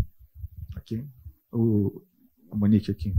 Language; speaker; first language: Portuguese; native; Portuguese